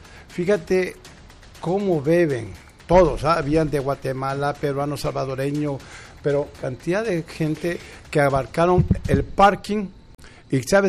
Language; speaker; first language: Spanish; native; Spanish